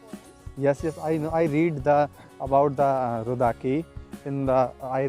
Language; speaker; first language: English; non-native, local second language; Hindi